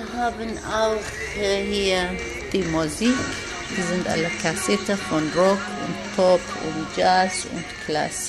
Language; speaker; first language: German; non-native, fluent; Kurdish